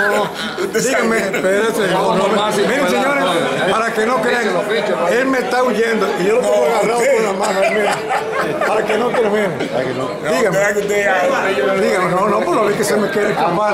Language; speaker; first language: Spanish; native; Spanish